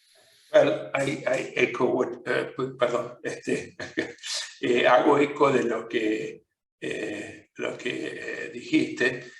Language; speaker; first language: Spanish; non-native, fluent; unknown